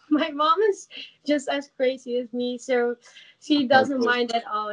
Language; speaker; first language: English; non-native, fluent; Dutch